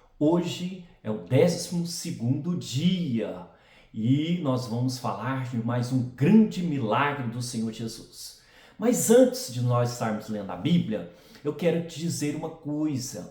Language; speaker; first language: Portuguese; native; Portuguese